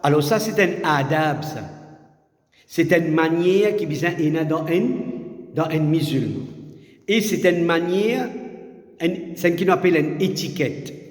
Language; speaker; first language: French; non-native, learner; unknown